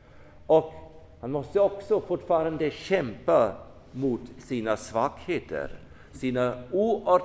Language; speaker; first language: Swedish; non-native, fluent; German